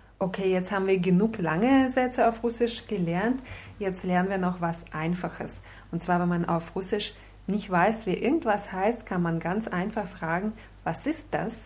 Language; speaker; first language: German; non-native, fluent; Russian